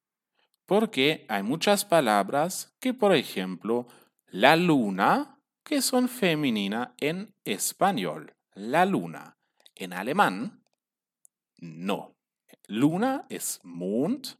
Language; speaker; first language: Spanish; non-native, fluent; German